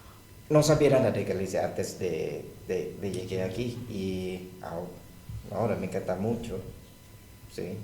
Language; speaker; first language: Spanish; non-native, learner; Thai